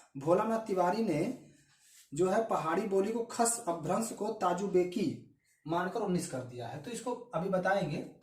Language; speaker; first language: Hindi; native; Hindi